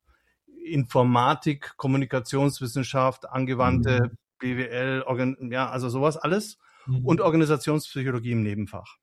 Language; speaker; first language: German; native; German